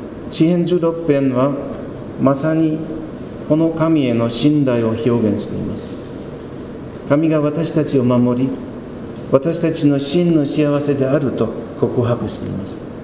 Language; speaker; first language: Japanese; non-native, fluent; German